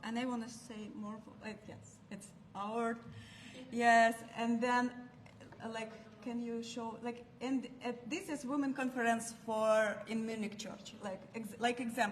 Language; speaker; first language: English; non-native, learner; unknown